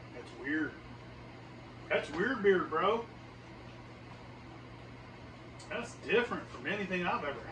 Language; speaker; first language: English; native; English